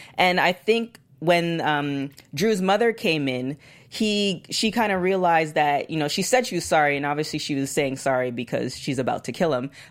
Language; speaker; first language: English; native; English